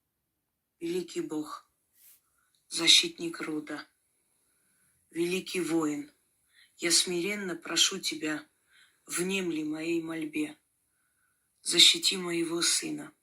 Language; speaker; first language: Russian; native; Russian